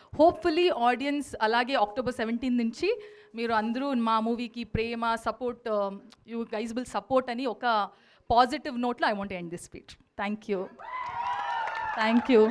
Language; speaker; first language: Telugu; non-native, learner; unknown